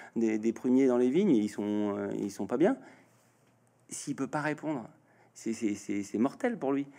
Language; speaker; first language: French; native; French